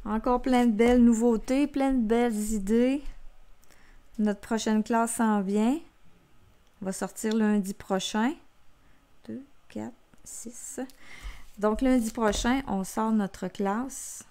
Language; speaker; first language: French; native; French